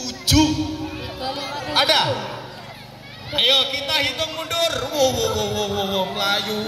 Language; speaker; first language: Indonesian; non-native, local second language; Javanese